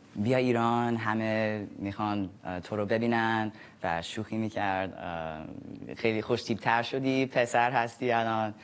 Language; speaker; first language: Persian; non-native, learner; English